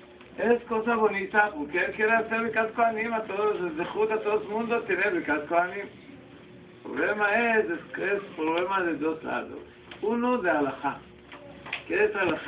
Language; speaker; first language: Spanish; non-native, learner; Hebrew